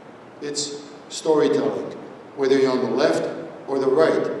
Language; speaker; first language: English; native; English